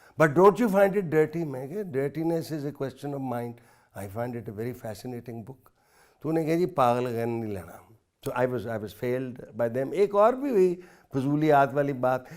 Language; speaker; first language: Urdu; non-native, local second language; Punjabi